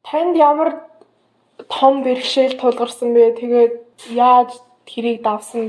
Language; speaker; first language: Mongolian; early bilingual, heritage; Mongolian